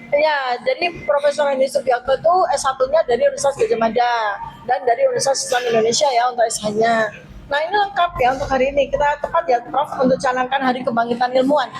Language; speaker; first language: Indonesian; native; Indonesian